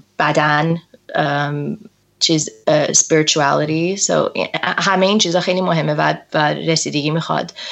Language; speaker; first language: Persian; early bilingual, heritage; Persian